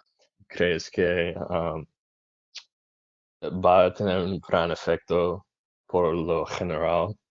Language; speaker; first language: Spanish; non-native, learner; English